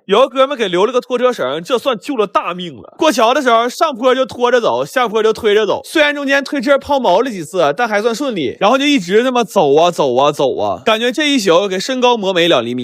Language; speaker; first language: Chinese; native; Chinese